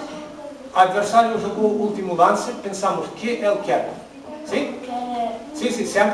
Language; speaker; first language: Portuguese; non-native, learner; Ukrainian